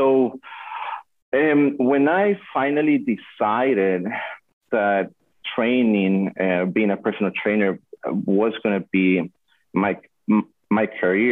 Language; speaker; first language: English; non-native, fluent; Spanish